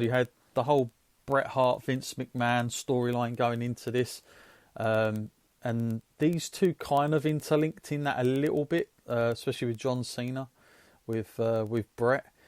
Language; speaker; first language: English; native; English